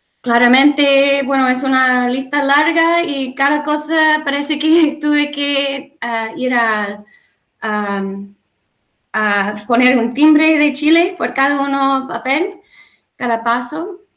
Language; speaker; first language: Spanish; non-native, learner; English